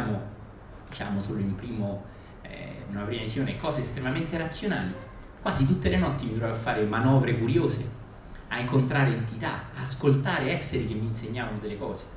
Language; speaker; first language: Italian; native; Italian